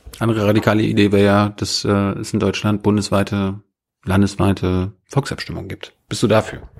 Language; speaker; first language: German; native; German